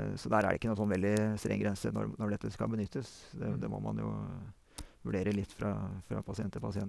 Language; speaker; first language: Norwegian; native; Norwegian